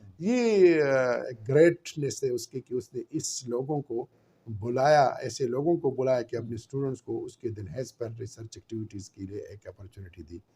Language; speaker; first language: Urdu; non-native, local second language; Pashto